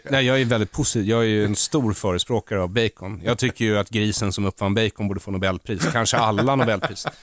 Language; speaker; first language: Swedish; native; Swedish